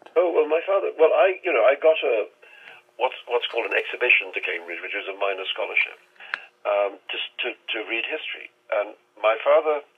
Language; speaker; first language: English; non-native, local second language; Urdu